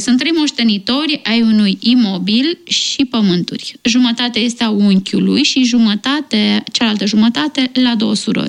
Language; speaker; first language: Romanian; native; Romanian